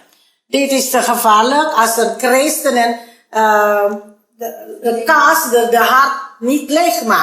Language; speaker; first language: Dutch; non-native, learner; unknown